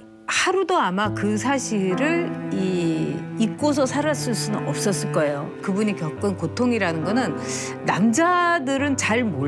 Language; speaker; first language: Korean; native; Korean